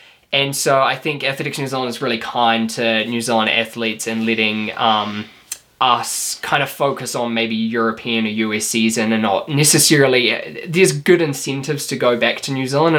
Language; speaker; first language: English; native; English